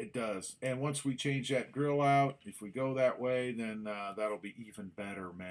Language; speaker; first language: English; native; English